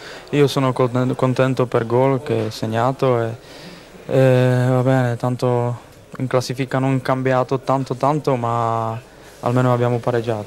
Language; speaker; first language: Italian; non-native, learner; Czech